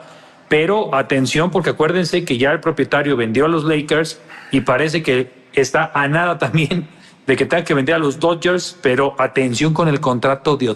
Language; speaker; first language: Spanish; native; Spanish